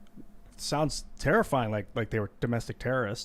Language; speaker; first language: English; native; English